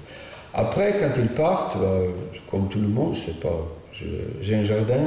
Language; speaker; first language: French; non-native, fluent; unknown